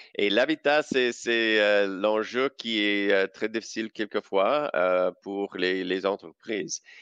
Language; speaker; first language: French; non-native, local second language; English